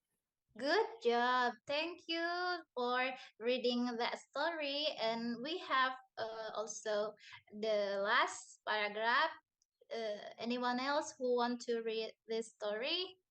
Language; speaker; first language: English; non-native, learner; Indonesian